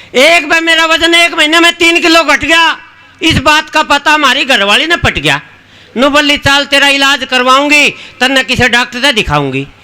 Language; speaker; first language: Hindi; native; Hindi